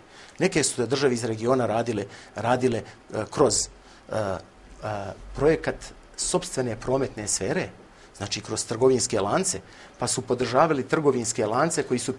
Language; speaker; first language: Croatian; native; Croatian